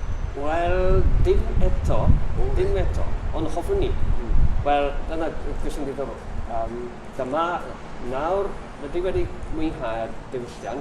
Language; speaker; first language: Welsh; non-native, learner; Japanese